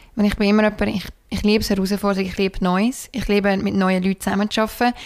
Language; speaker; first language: German; native; German